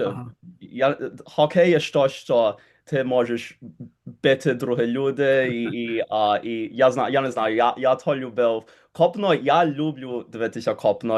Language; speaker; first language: Ukrainian; early bilingual, heritage; Ukrainian